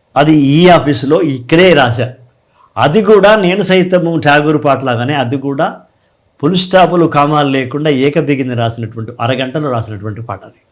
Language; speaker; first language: Telugu; native; Telugu